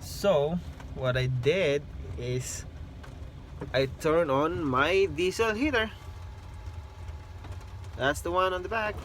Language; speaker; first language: English; non-native, local second language; Filipino